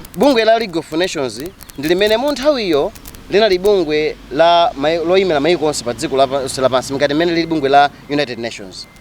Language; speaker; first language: Nyanja; native; Nyanja